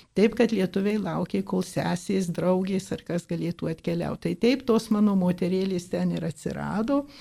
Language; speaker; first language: Lithuanian; early bilingual, heritage; Lithuanian